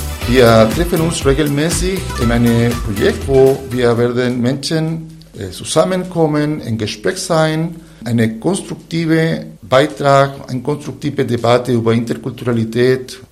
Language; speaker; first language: German; non-native, fluent; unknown